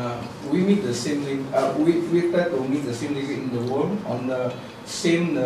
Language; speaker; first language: English; non-native, learner; Indonesian